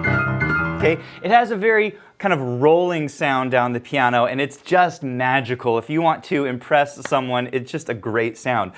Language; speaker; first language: English; native; English